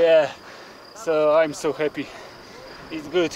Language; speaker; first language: English; non-native, learner; Polish